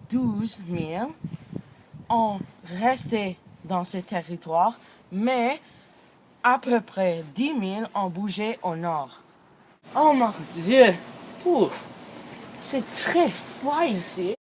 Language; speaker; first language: French; non-native, local second language; English